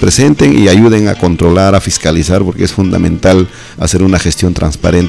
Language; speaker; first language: Spanish; non-native, local second language; Quechua